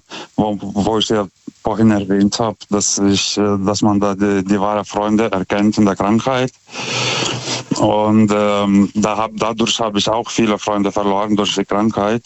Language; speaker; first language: German; non-native, fluent; Lithuanian